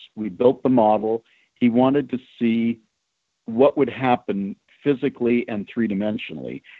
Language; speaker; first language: English; native; English